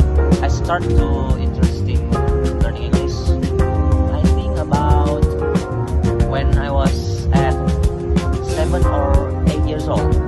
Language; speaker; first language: English; non-native, fluent; Indonesian